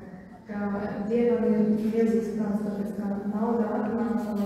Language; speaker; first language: Latvian; non-native, learner; German